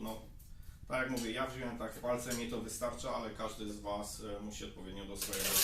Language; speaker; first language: Polish; native; Polish